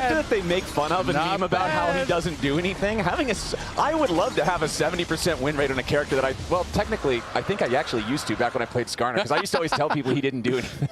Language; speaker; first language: English; native; English